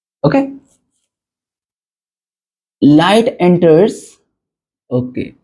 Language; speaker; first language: English; non-native, local second language; Hindi